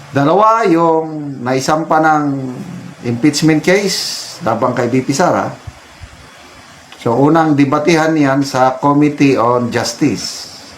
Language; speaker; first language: Filipino; native; Filipino